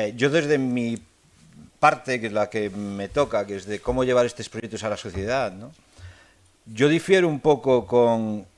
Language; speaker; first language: Spanish; non-native, local second language; Galician